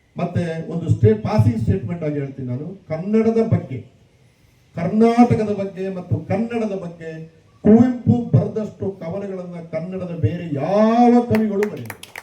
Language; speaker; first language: Kannada; non-native, local second language; Tulu